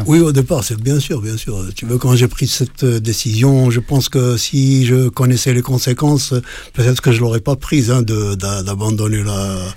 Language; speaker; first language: French; non-native, local second language; Kabyle